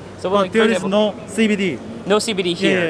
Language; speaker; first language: English; non-native, learner; Korean